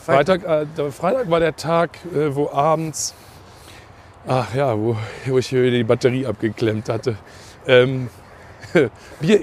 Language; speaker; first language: German; native; German